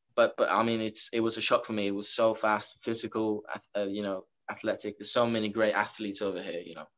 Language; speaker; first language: English; non-native, fluent; Norwegian